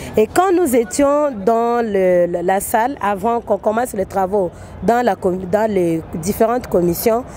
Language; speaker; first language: French; non-native, local second language; Swahili